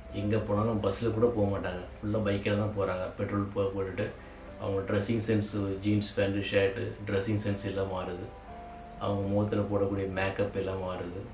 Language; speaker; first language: Tamil; native; Tamil